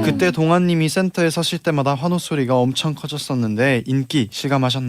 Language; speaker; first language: Korean; native; Korean